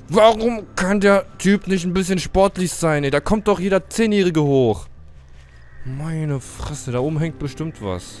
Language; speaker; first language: German; native; German